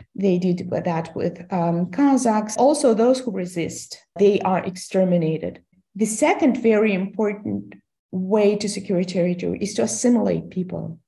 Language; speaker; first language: English; non-native, fluent; Russian